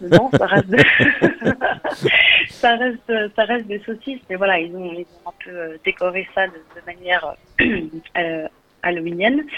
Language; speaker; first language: French; native; French